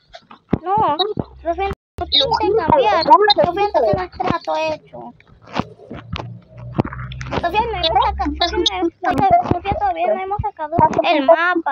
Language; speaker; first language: Spanish; native; Spanish